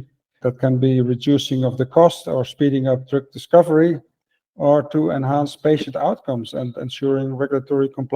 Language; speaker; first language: English; non-native, fluent; Dutch